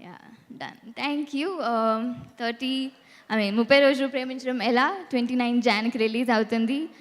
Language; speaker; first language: Telugu; non-native, learner; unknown